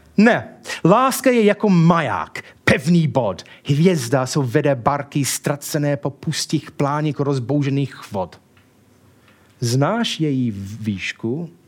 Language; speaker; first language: Czech; non-native, fluent; English